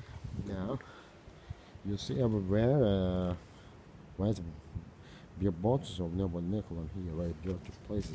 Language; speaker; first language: English; non-native, learner; Turkish